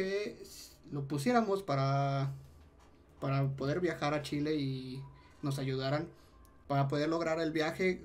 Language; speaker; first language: Spanish; native; Spanish